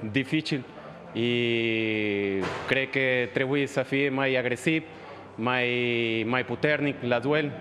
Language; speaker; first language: Romanian; non-native, learner; Spanish